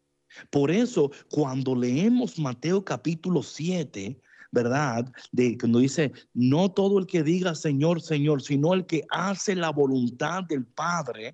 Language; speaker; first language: Spanish; native; Spanish